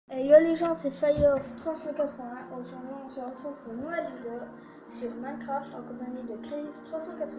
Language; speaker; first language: French; native; French